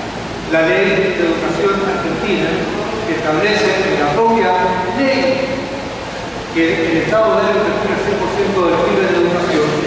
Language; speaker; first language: Spanish; native; Spanish